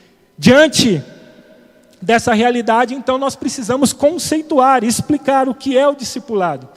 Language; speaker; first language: Portuguese; native; Portuguese